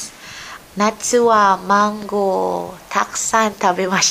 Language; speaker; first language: Japanese; non-native, learner; Filipino